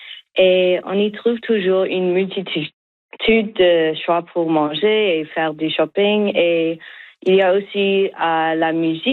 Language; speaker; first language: French; non-native, learner; English